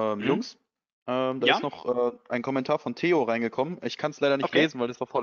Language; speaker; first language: German; native; German